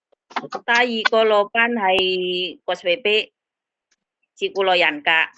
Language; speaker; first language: Cantonese; non-native, learner; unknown